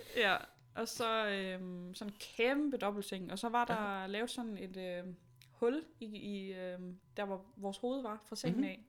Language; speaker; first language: Danish; native; Danish